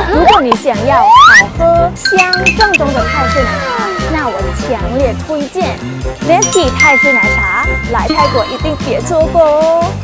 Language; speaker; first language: Chinese; non-native, fluent; Thai